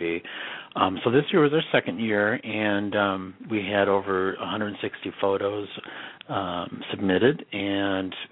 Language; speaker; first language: English; native; English